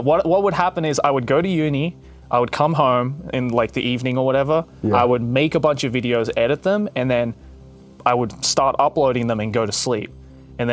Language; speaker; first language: English; non-native, local second language; Japanese